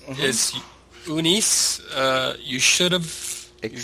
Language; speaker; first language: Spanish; non-native, learner; English